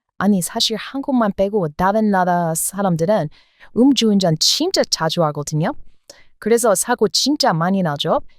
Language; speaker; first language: Korean; non-native, fluent; English